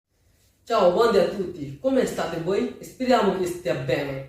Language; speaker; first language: Italian; non-native, learner; Bangla